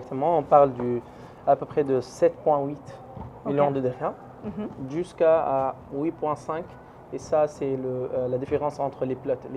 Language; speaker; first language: French; non-native, learner; Arabic